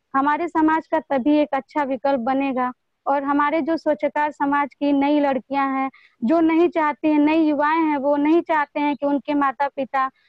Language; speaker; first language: Hindi; native; Hindi